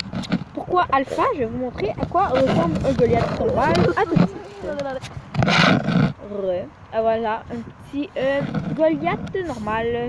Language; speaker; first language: French; native; French